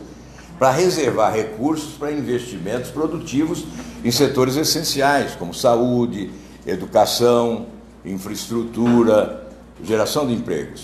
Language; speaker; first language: Portuguese; native; Portuguese